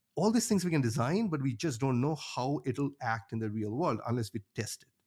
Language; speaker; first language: English; non-native, local second language; Bangla